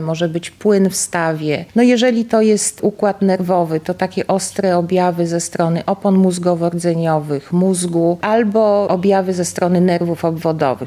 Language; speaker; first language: Polish; native; Polish